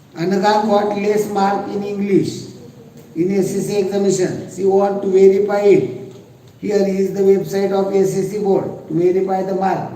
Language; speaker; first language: English; non-native, local second language; Marathi